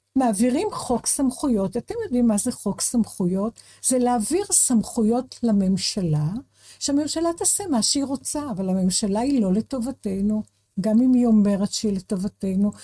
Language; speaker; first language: Hebrew; native; Hebrew